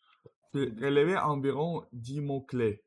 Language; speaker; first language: French; non-native, learner; Russian